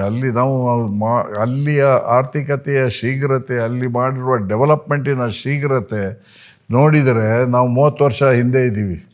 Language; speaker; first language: Kannada; non-native, local second language; Konkani